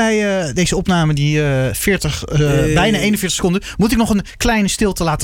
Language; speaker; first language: Dutch; native; Dutch